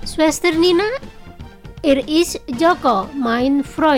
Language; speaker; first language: German; non-native, learner; Indonesian